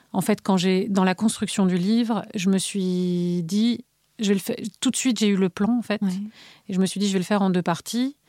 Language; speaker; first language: French; native; French